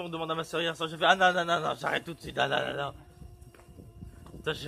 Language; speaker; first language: French; native; French